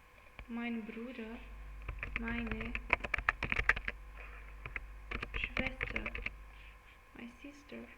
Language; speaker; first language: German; non-native, learner; English